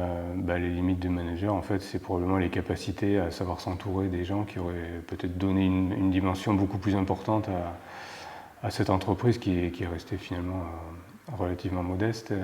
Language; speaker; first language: French; native; French